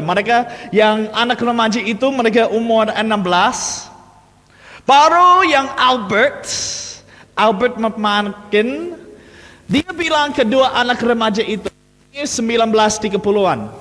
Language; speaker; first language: Indonesian; non-native, fluent; English